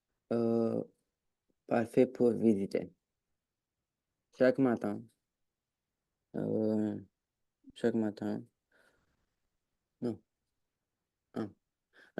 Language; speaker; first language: French; non-native, learner; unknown